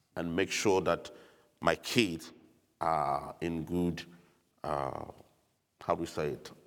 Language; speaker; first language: English; non-native, fluent; French